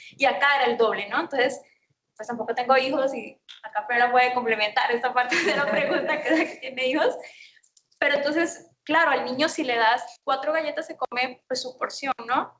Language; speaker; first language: Spanish; native; Spanish